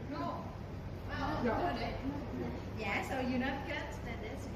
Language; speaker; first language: English; non-native, learner; Vietnamese